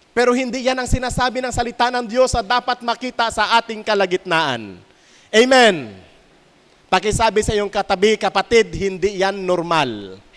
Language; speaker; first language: Filipino; native; Filipino